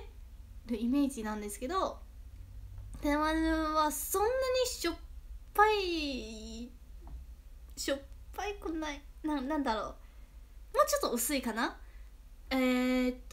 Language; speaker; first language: Japanese; non-native, fluent; Chinese